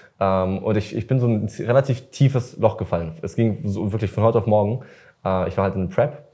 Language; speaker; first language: German; early bilingual, other home language; Russian